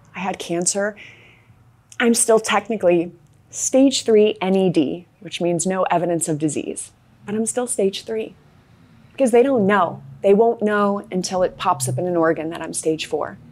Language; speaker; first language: English; native; English